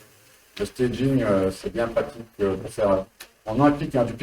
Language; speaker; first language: French; native; French